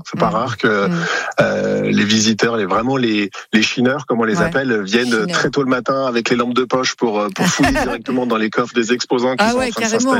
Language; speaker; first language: French; native; French